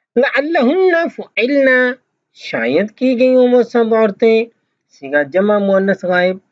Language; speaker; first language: Urdu; native; Urdu